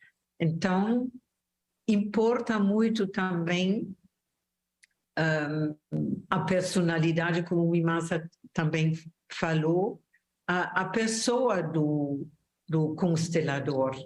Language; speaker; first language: Portuguese; non-native, fluent; German